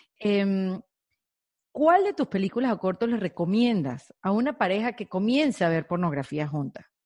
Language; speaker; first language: Spanish; native; Spanish